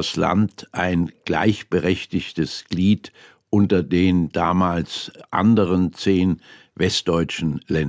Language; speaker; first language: German; native; German